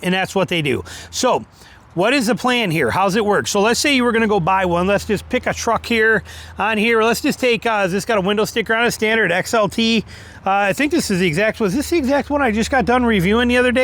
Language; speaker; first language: English; native; English